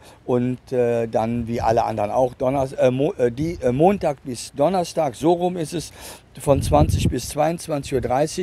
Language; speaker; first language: German; native; German